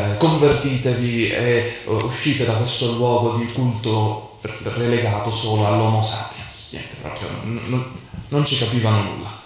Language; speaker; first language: Italian; non-native, fluent; Arabic